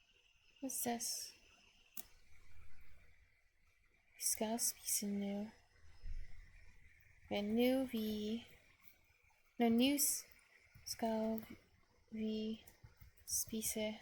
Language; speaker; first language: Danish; non-native, learner; English